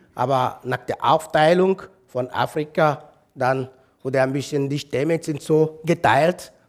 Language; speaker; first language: German; non-native, fluent; Igbo